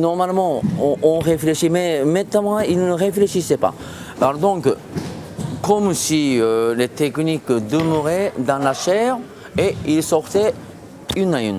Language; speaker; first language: French; non-native, fluent; Japanese